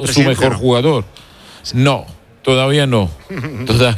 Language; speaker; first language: Spanish; non-native, fluent; Georgian